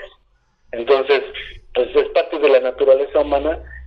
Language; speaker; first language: Spanish; native; Spanish